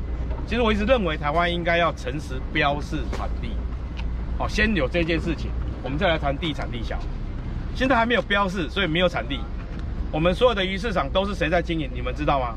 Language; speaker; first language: Chinese; native; Chinese